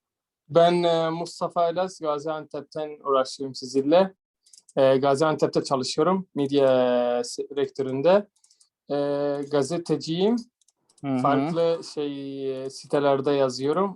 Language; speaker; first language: Turkish; non-native, fluent; Arabic